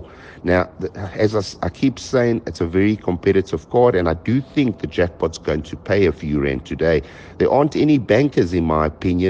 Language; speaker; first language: English; native; English